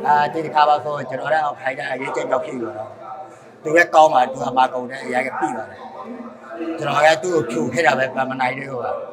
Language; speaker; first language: Burmese; native; Burmese